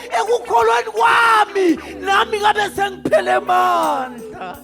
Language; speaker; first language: Zulu; non-native, local second language; Swati